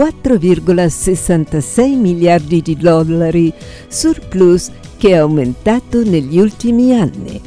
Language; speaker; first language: Italian; non-native, fluent; Spanish